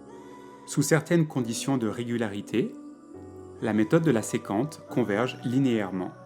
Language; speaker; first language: French; native; French